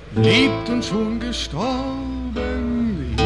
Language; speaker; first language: German; native; German